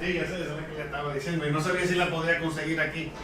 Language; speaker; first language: Spanish; early bilingual, heritage; Spanish